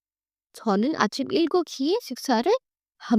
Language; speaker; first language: Korean; non-native, fluent; Hindi